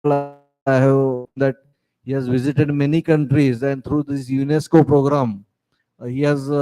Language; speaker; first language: English; non-native, local second language; Marathi